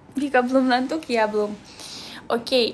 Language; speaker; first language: Indonesian; non-native, learner; Russian